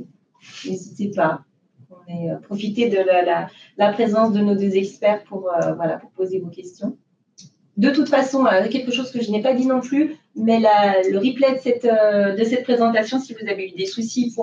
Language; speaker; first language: French; native; French